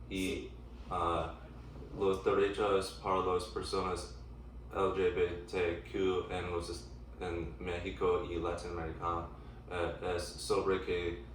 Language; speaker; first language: Spanish; non-native, learner; English